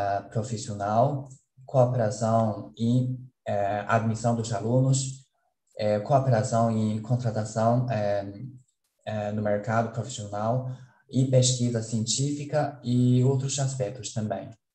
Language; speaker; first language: Portuguese; non-native, fluent; Chinese